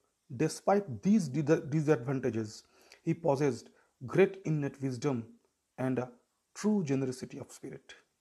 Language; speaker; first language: English; non-native, local second language; Bangla